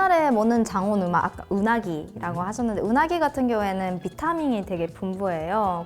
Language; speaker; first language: Korean; non-native, fluent; Japanese